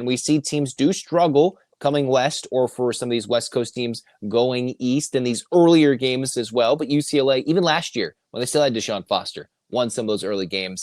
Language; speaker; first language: English; native; English